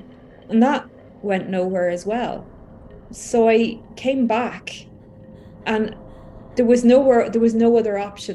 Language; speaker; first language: English; native; English